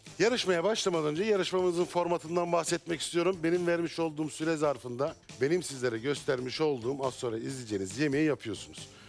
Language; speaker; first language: Turkish; native; Turkish